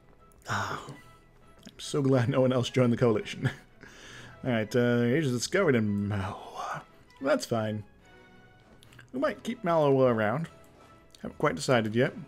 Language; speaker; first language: English; native; English